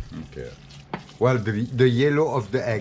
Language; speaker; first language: English; non-native, learner; French